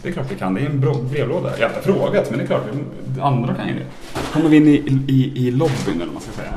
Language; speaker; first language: Swedish; native; Swedish